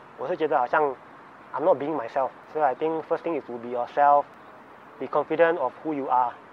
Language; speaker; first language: English; non-native, local second language; Chinese